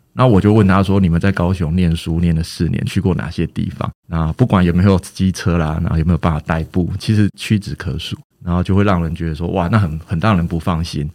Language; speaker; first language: Chinese; native; Chinese